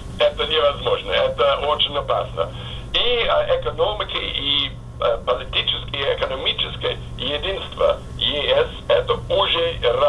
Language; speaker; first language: Russian; non-native, fluent; English